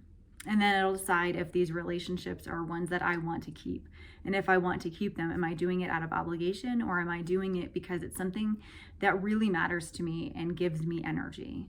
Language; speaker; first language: English; native; English